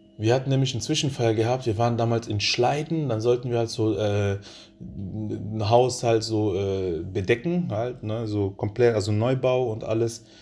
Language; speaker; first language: German; early bilingual, other home language; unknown